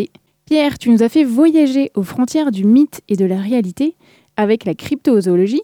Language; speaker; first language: French; native; French